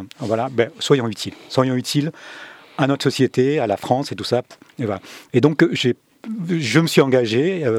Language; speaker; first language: French; early bilingual, other home language; Vietnamese